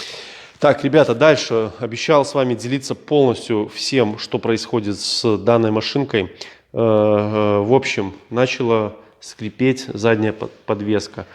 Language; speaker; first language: Russian; native; Russian